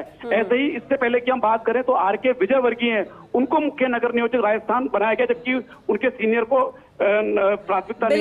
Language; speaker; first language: Hindi; native; Hindi